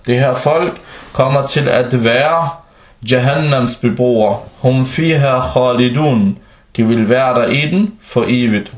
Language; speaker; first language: Danish; early bilingual, other home language; Arabic